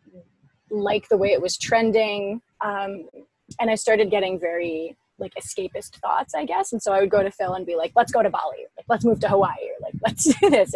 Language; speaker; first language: English; native; English